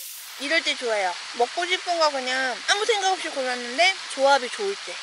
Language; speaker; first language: Korean; native; Korean